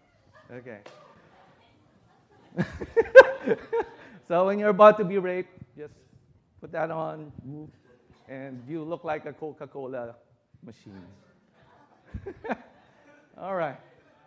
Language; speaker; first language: English; non-native, local second language; Filipino